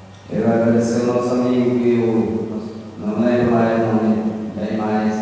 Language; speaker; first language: Portuguese; non-native, local second language; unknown